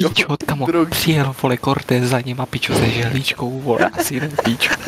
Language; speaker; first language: Czech; native; Czech